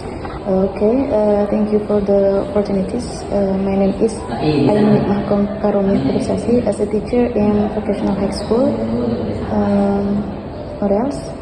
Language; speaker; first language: English; non-native, fluent; Indonesian